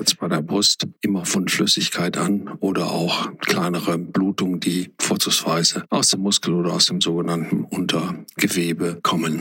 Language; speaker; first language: German; native; German